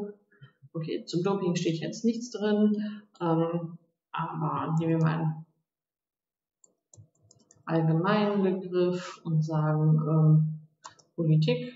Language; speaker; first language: German; native; German